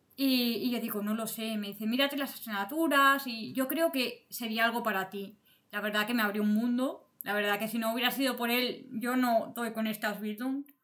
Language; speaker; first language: Spanish; native; Spanish